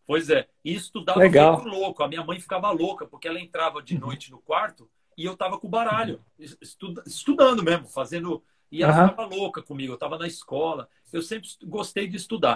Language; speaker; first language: Portuguese; native; Portuguese